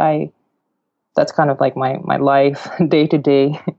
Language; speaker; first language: English; non-native, local second language; Cebuano